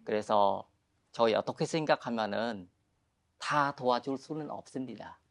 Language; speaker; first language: Korean; non-native, fluent; Khmer